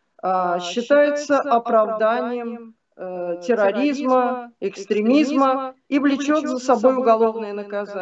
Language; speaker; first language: Russian; native; Russian